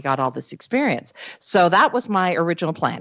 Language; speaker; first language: English; native; English